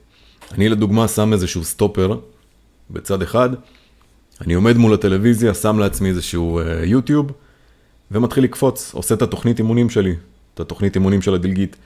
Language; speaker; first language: Hebrew; native; Hebrew